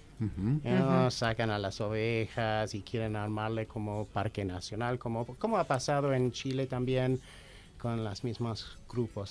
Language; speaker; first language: Spanish; non-native, fluent; English